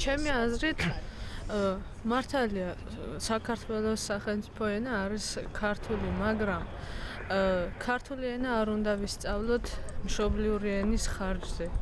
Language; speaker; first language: Georgian; non-native, local second language; Armenian